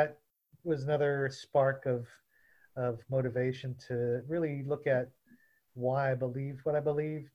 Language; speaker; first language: English; native; English